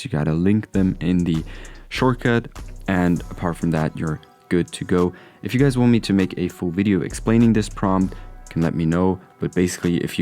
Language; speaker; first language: English; non-native, fluent; German